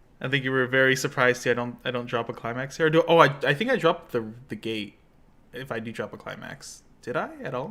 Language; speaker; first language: English; native; English